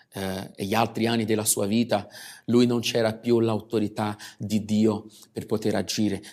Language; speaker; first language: Italian; non-native, fluent; Portuguese